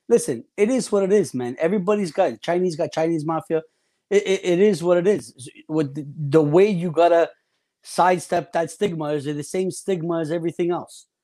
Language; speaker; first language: English; early bilingual, other home language; Italian